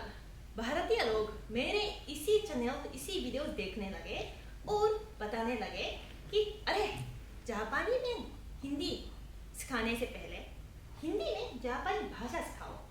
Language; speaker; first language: Hindi; non-native, fluent; Japanese